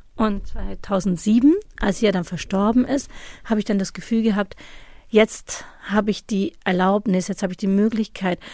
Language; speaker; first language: German; native; German